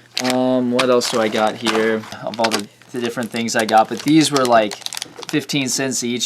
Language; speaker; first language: English; native; English